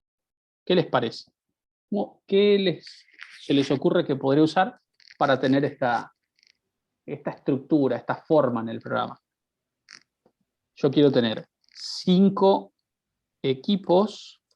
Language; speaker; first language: Spanish; native; Spanish